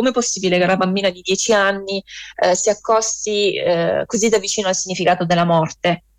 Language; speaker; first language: Italian; early bilingual, other home language; Romanian